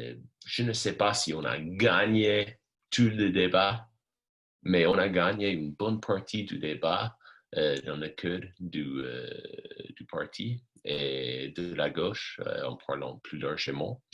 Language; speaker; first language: French; non-native, fluent; English